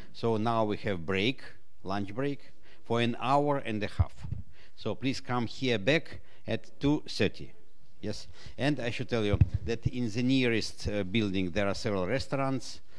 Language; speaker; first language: English; non-native, fluent; Russian